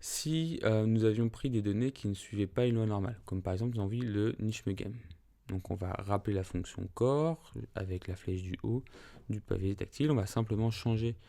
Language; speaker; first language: French; native; French